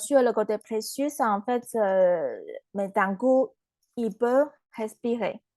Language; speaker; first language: French; non-native, fluent; Chinese